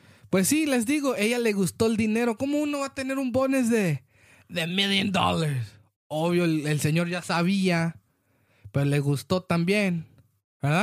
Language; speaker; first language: Spanish; early bilingual, heritage; Spanish